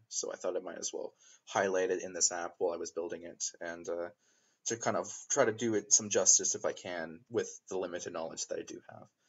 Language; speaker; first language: English; native; English